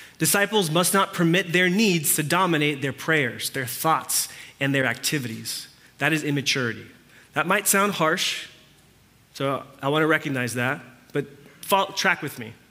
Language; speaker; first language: English; early bilingual, other home language; Spanish